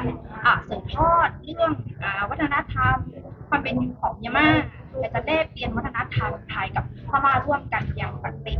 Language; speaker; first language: Thai; non-native, fluent; Burmese